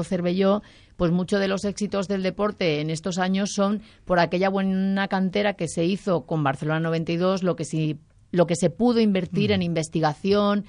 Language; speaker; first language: Spanish; native; Spanish